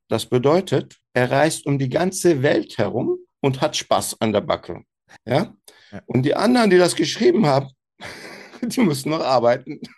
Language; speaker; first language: German; early bilingual, other home language; Turkish